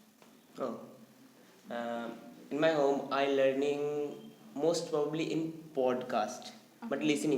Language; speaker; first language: English; non-native, learner; Bangla